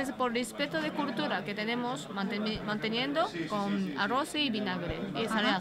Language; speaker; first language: Spanish; non-native, learner; Japanese